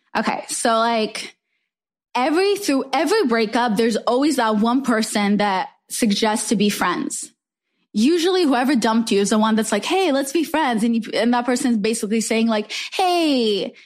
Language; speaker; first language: English; non-native, fluent; Hebrew